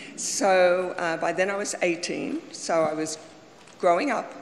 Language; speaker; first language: English; native; English